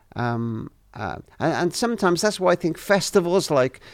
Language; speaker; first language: English; native; English